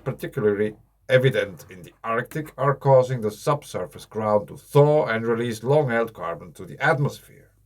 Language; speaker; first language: English; non-native, fluent; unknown